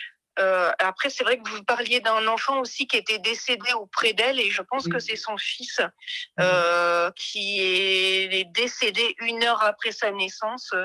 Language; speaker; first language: French; native; French